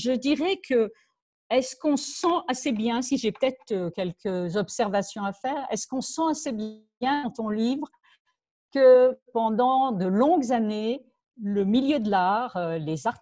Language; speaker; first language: French; native; French